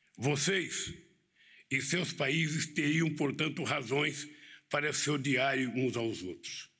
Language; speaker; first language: Portuguese; native; Portuguese